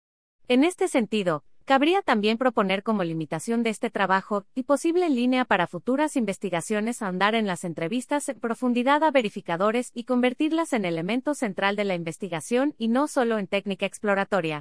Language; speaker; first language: Spanish; native; Spanish